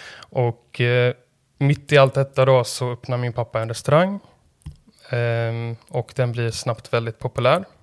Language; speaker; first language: Swedish; native; Swedish